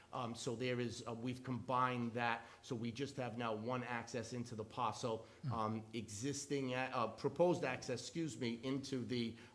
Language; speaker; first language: English; native; English